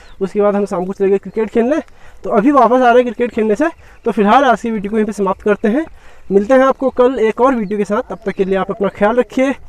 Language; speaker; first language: Hindi; native; Hindi